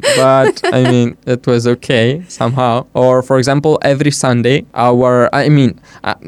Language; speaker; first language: English; non-native, fluent; Italian